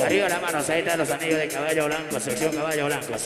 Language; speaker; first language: Spanish; native; Spanish